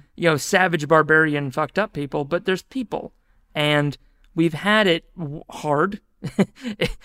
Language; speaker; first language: English; native; English